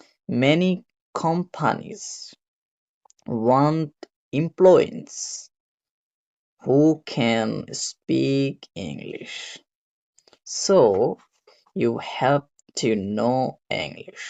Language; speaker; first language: English; non-native, learner; Bangla